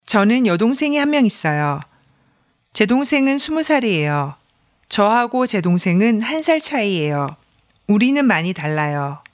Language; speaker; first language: Korean; non-native, learner; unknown